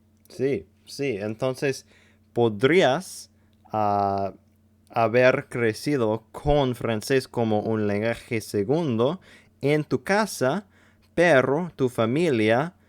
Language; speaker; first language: Spanish; non-native, learner; English